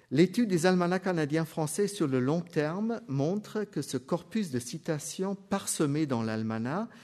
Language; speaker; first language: French; non-native, fluent; German